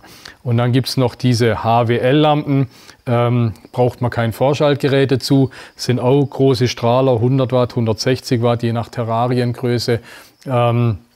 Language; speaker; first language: German; native; German